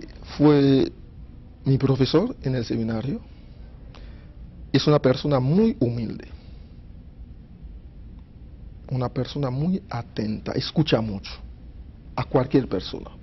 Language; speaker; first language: Spanish; non-native, fluent; Haitian Creole